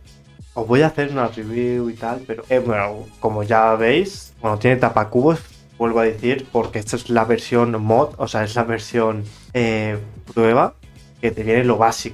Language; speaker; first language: Spanish; native; Spanish